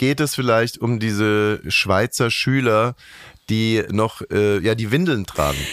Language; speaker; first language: German; native; German